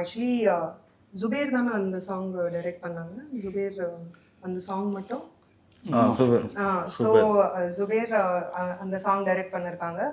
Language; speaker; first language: Tamil; non-native, local second language; Hindi